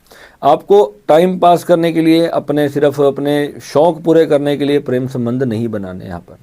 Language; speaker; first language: Hindi; native; Hindi